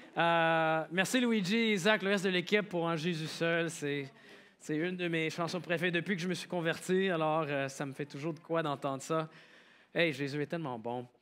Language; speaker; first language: French; native; French